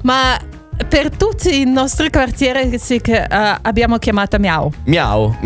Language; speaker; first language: Italian; non-native, learner; Russian